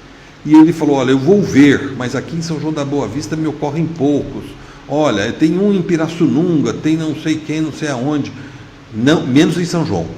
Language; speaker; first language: Portuguese; native; Portuguese